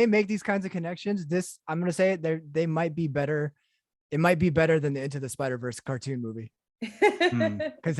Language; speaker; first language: English; native; English